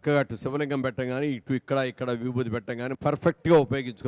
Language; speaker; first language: Telugu; native; Telugu